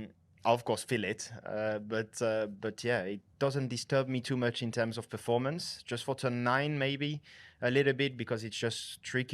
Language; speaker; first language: English; non-native, fluent; French